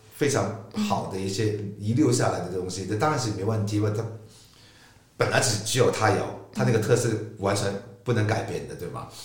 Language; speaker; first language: Chinese; non-native, local second language; Cantonese